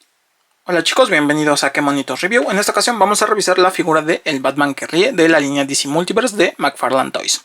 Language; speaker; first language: Spanish; native; Spanish